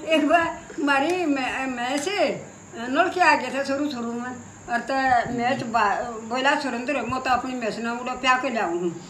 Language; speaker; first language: Hindi; native; Hindi